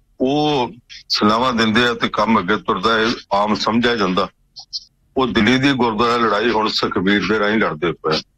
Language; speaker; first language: Punjabi; native; Punjabi